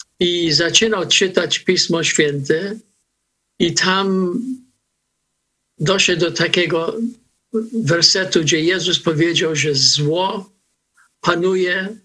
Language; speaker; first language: Polish; non-native, fluent; English